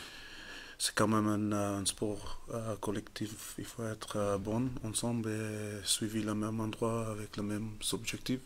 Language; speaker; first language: French; non-native, fluent; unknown